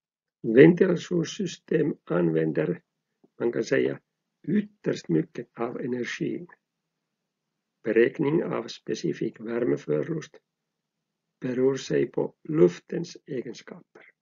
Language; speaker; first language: Swedish; non-native, local second language; Finnish